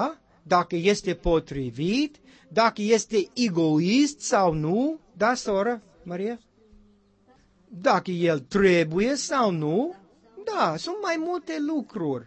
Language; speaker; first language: Romanian; non-native, learner; English